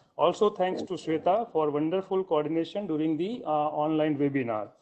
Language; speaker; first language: English; non-native, local second language; Gujarati